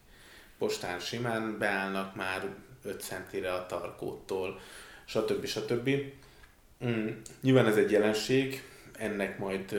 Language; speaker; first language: Hungarian; native; Hungarian